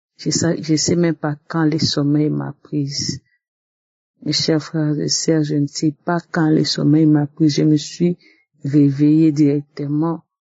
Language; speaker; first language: French; non-native, local second language; Lingala